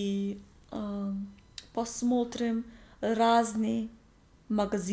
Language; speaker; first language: Russian; non-native, learner; English